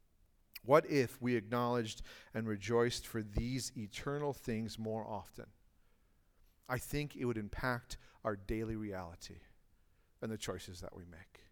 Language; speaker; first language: English; native; English